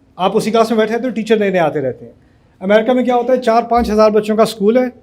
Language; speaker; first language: Urdu; native; Urdu